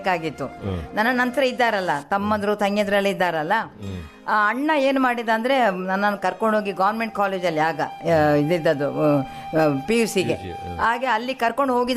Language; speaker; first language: Kannada; native; Kannada